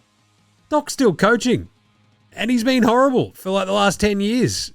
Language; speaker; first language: English; native; English